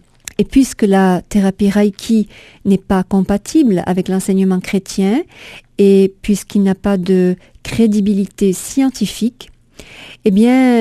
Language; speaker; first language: French; native; French